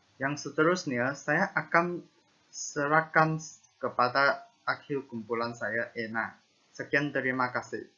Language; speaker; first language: Malay; non-native, local second language; Chinese